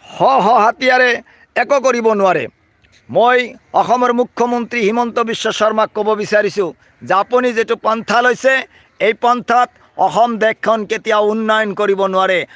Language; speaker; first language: Assamese; non-native, local second language; Bangla